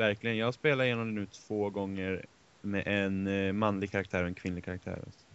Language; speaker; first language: Swedish; native; Swedish